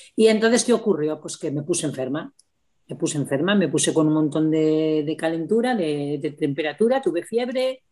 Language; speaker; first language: Spanish; native; Spanish